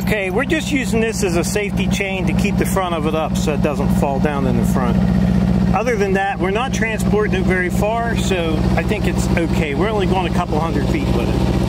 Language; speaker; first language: English; native; English